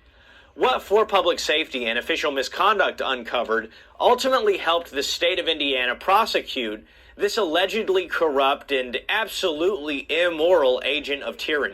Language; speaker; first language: English; native; English